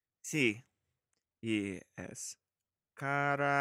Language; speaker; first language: Spanish; non-native, learner; English